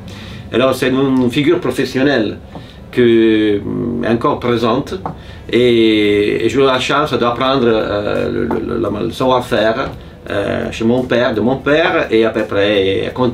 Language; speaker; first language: French; non-native, fluent; Italian